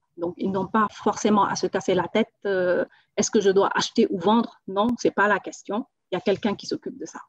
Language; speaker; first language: French; non-native, local second language; Wolof